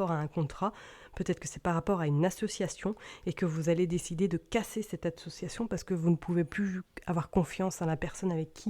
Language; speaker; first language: French; native; French